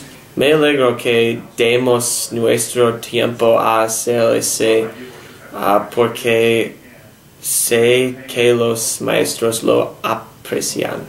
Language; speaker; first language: Spanish; non-native, learner; English